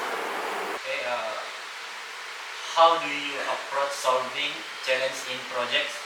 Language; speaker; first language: English; non-native, learner; Indonesian